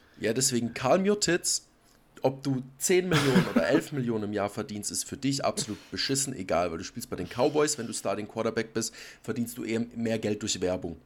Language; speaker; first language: German; native; German